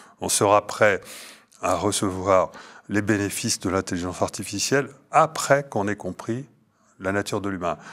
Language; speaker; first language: French; native; French